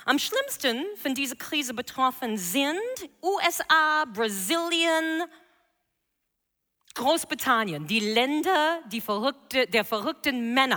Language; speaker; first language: German; non-native, fluent; English